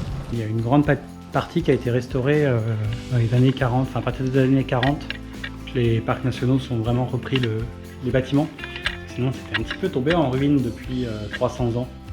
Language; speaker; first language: French; native; French